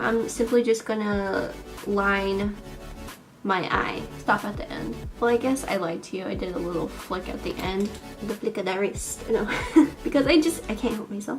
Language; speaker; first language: English; native; English